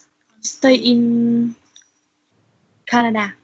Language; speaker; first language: English; non-native, learner; Vietnamese